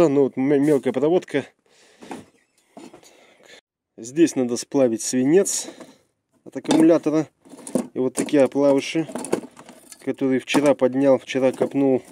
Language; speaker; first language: Russian; native; Russian